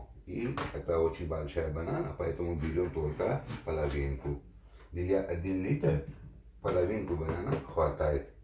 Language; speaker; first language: Russian; non-native, learner; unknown